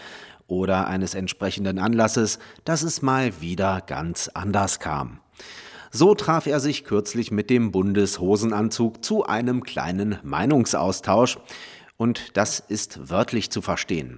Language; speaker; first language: German; native; German